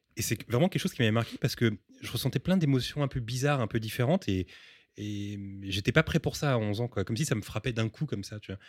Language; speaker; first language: French; early bilingual, other home language; Spanish